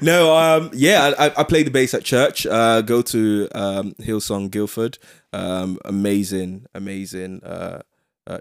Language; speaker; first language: English; non-native, local second language; Yoruba